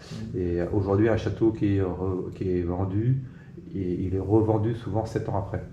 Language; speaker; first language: French; native; French